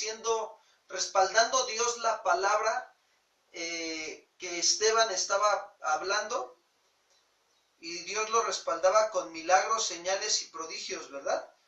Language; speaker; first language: Spanish; native; Spanish